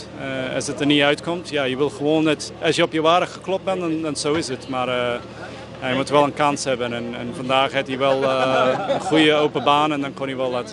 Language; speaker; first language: Dutch; non-native, fluent; English